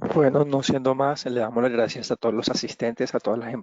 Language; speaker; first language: Spanish; native; Spanish